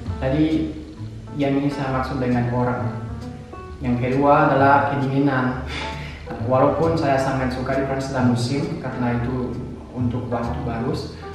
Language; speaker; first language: Indonesian; non-native, fluent; French